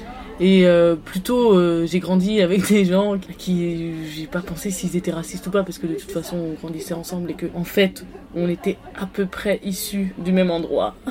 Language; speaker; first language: French; native; French